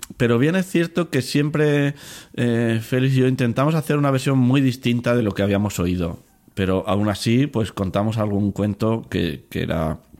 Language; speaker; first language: Spanish; native; Spanish